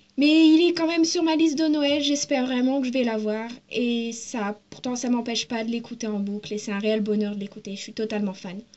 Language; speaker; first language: French; native; French